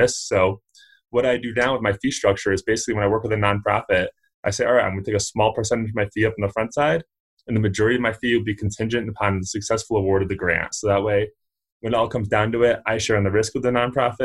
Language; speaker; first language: English; native; English